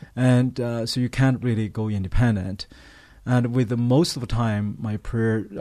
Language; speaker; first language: English; non-native, fluent; Chinese